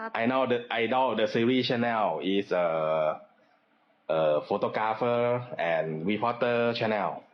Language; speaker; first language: English; non-native, learner; Thai